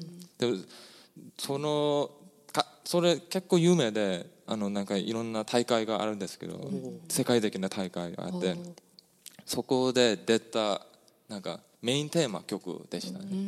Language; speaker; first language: Japanese; non-native, fluent; Korean